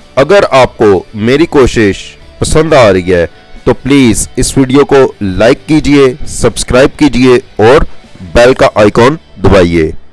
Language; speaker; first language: Urdu; non-native, local second language; Punjabi